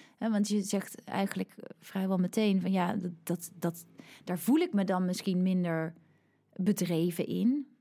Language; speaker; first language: Dutch; native; Dutch